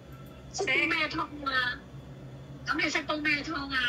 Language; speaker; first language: Cantonese; native; Cantonese